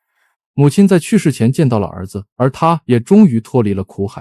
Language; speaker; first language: Chinese; native; Chinese